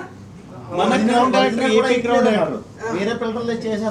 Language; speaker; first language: Telugu; non-native, learner; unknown